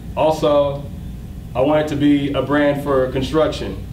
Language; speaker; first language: English; native; English